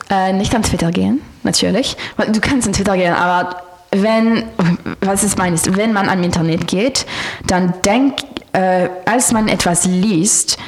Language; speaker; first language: German; non-native, learner; French